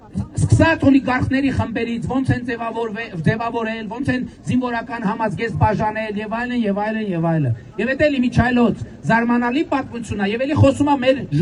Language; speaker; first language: Armenian; native; Armenian